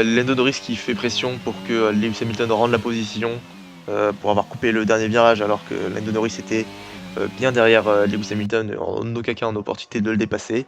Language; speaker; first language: French; native; French